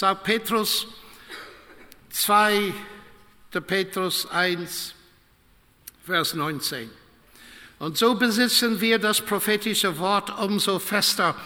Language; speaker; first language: German; non-native, fluent; English